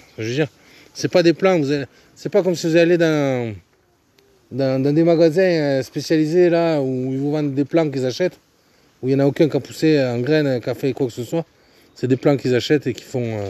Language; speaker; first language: French; native; French